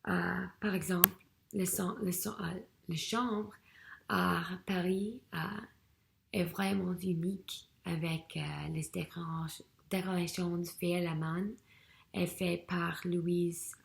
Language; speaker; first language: French; non-native, learner; English